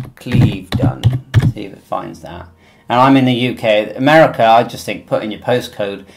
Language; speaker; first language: English; native; English